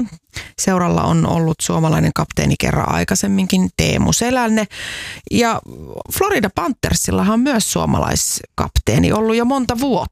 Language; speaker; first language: Finnish; native; Finnish